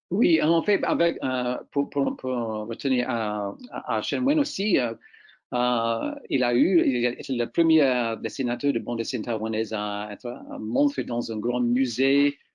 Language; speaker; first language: French; non-native, fluent; English